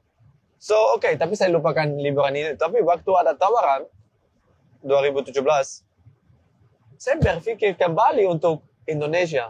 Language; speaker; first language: Indonesian; non-native, learner; Dutch